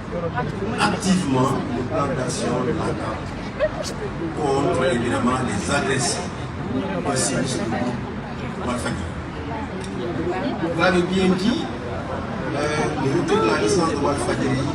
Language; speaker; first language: French; non-native, local second language; Wolof